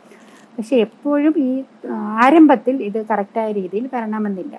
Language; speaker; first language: Malayalam; native; Malayalam